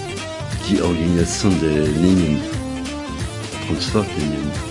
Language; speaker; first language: German; non-native, learner; French